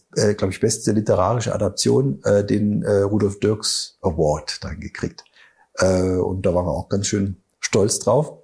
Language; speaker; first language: German; native; German